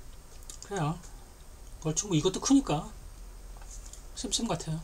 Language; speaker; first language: Korean; native; Korean